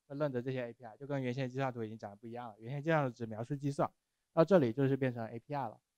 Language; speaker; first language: Chinese; native; Chinese